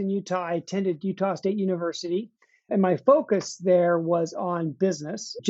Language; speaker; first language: English; native; English